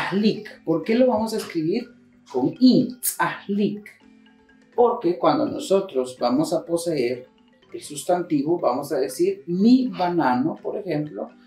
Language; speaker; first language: Spanish; non-native, local second language; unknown